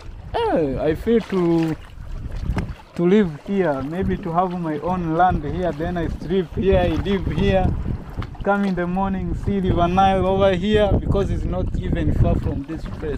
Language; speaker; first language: English; non-native, fluent; Rundi